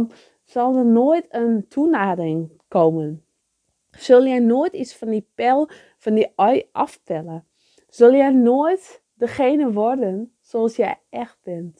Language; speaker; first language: Dutch; native; Dutch